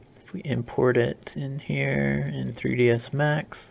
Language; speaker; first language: English; native; English